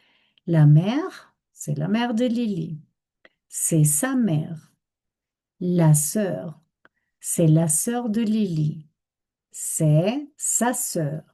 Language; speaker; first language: French; non-native, fluent; Spanish